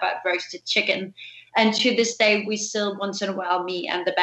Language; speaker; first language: English; non-native, fluent; Danish